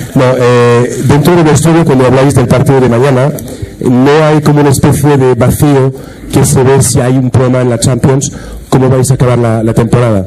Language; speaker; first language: Spanish; native; Spanish